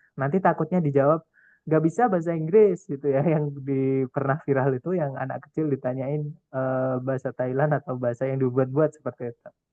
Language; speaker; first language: Indonesian; non-native, local second language; Javanese